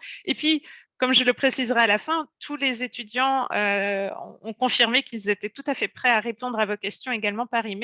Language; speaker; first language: French; native; French